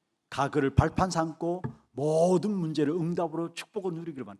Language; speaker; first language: Korean; native; Korean